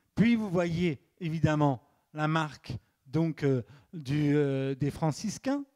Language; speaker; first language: French; native; French